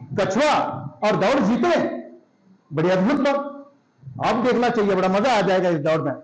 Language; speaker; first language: Hindi; non-native, local second language; Marathi